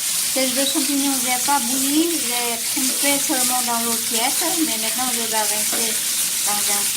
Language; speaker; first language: French; non-native, learner; Vietnamese